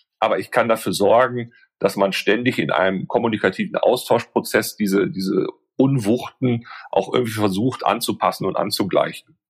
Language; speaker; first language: German; native; German